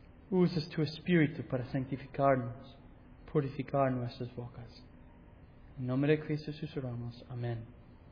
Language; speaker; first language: Spanish; non-native, learner; English